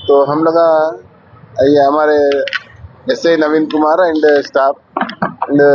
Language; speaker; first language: Hindi; non-native, local second language; Telugu